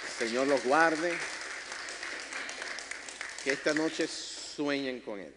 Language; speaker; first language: Spanish; native; Spanish